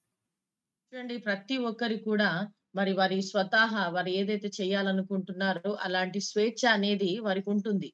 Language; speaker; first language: Telugu; native; Telugu